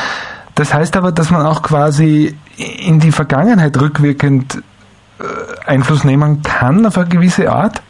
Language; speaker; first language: German; native; German